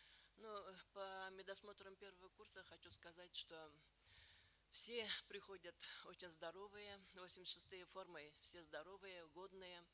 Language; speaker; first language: Russian; native; Russian